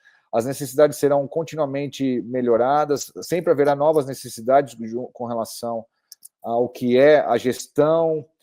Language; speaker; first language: Portuguese; native; Portuguese